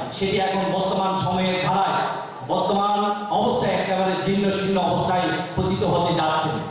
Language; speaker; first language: Bangla; non-native, local second language; Marma